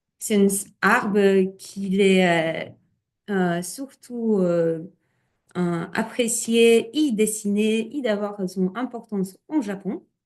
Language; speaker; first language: French; non-native, fluent; Polish